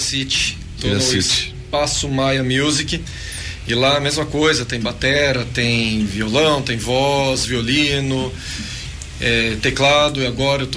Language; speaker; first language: Portuguese; native; Portuguese